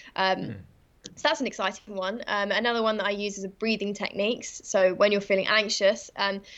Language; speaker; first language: English; native; English